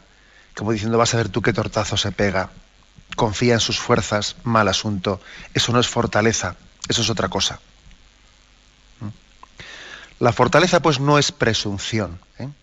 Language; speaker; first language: Spanish; native; Spanish